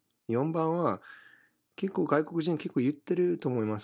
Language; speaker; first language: Japanese; non-native, fluent; English